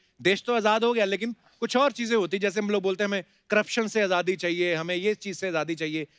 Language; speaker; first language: Hindi; non-native, local second language; Punjabi